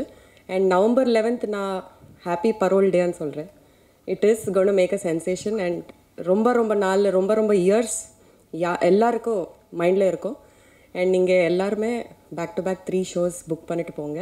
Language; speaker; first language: Tamil; non-native, learner; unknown